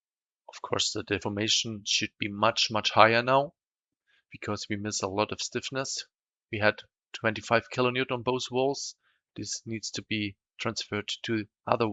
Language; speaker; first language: English; non-native, fluent; German